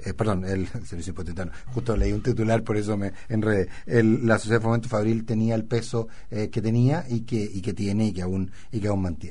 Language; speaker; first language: Spanish; native; Spanish